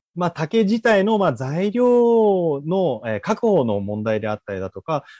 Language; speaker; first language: Japanese; native; Japanese